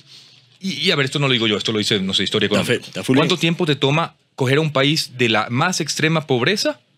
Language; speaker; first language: Spanish; native; Spanish